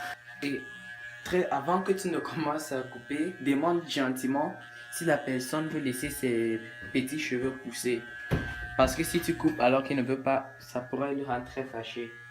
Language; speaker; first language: French; non-native, local second language; English